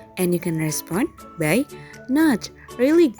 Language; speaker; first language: English; non-native, learner; Indonesian